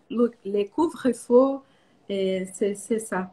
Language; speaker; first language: French; non-native, learner; Portuguese